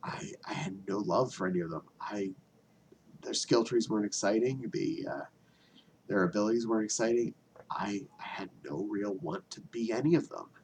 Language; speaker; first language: English; native; English